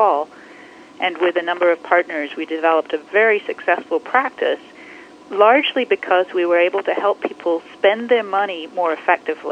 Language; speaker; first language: English; native; English